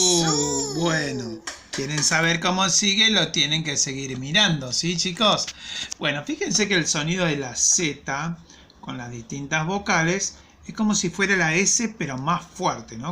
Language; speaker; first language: Spanish; native; Spanish